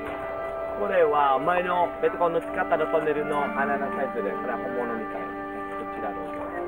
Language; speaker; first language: Japanese; non-native, learner; Vietnamese